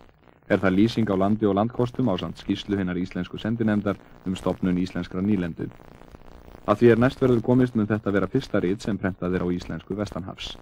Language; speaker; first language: Icelandic; native; Icelandic